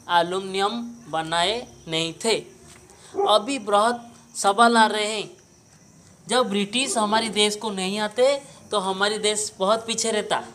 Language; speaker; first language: Hindi; non-native, local second language; Odia